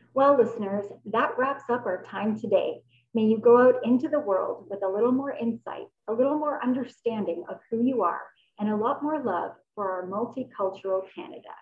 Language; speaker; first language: English; native; English